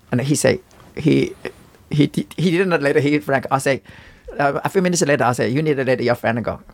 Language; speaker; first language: English; non-native, learner; Chinese